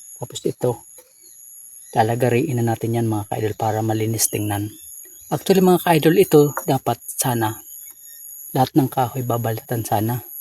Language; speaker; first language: Filipino; non-native, local second language; Bikol